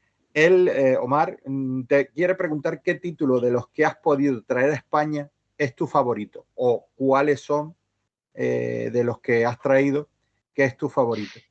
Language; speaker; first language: Spanish; native; Spanish